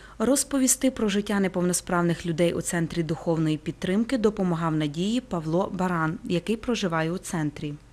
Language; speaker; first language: Ukrainian; native; Ukrainian